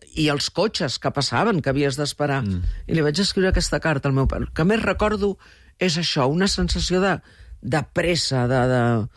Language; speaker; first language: Catalan; early bilingual, heritage; Catalan